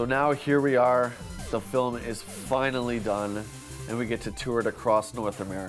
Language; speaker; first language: English; native; English